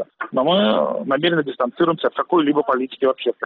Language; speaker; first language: Russian; native; Russian